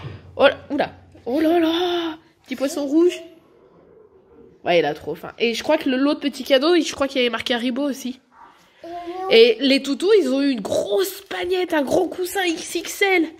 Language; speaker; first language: French; native; French